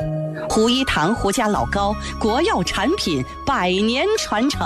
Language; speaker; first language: Chinese; native; Chinese